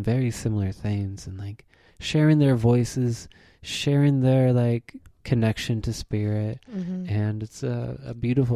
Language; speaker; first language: English; native; English